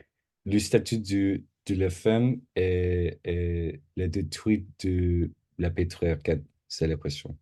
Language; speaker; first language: French; non-native, learner; English